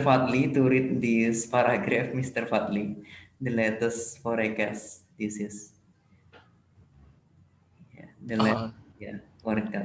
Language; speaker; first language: English; non-native, fluent; Indonesian